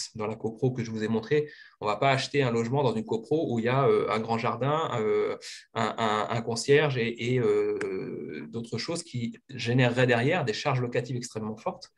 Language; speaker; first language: French; native; French